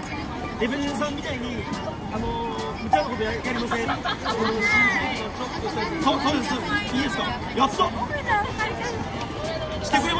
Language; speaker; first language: Japanese; native; Japanese